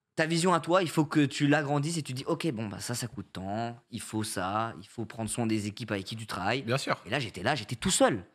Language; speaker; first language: French; native; French